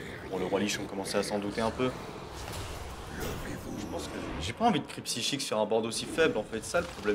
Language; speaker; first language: French; native; French